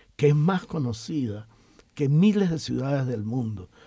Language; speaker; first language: Spanish; native; Spanish